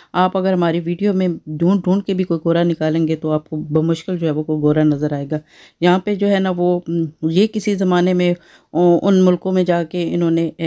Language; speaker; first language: Urdu; native; Urdu